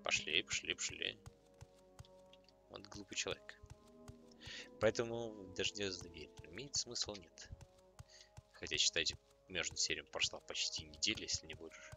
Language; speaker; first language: Russian; native; Russian